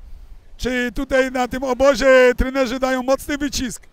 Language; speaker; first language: Polish; native; Polish